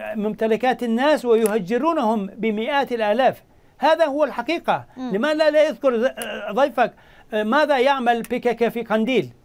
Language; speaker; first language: Arabic; non-native, fluent; Turkish